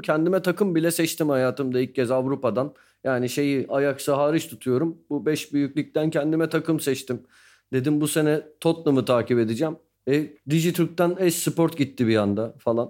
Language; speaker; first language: Turkish; native; Turkish